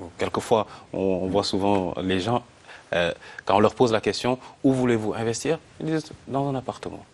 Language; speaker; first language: French; non-native, local second language; Arabic